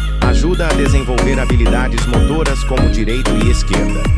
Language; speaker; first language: Portuguese; native; Portuguese